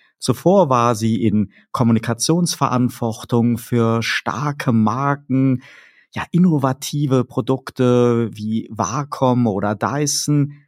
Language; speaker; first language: German; native; German